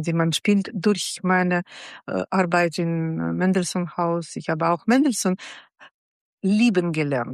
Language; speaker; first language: German; non-native, fluent; Russian